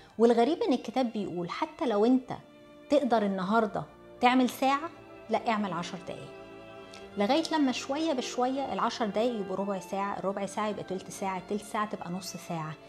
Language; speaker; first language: Arabic; early bilingual, heritage; Arabic